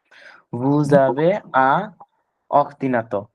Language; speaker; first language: French; non-native, learner; Bangla